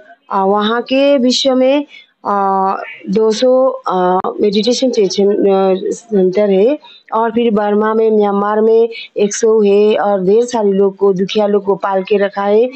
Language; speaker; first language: Hindi; non-native, fluent; Burmese